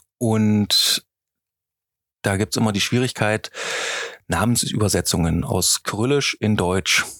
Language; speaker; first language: German; native; German